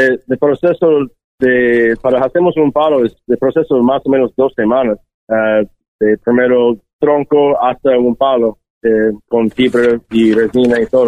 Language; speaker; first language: Spanish; non-native, learner; English